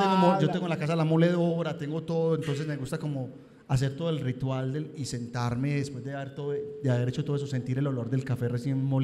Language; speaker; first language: Spanish; native; Spanish